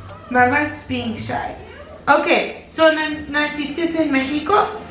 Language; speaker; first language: Spanish; early bilingual, heritage; Spanish